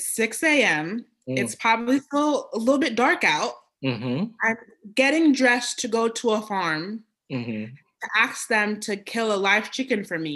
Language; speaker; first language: English; native; English